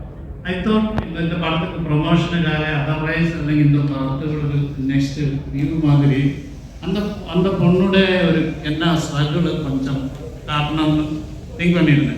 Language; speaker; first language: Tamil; non-native, learner; Malayalam